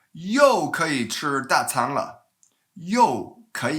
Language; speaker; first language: Chinese; non-native, fluent; English